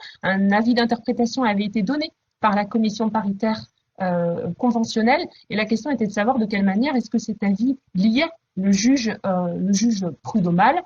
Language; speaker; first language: French; native; French